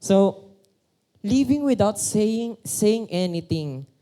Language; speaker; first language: English; non-native, local second language; Filipino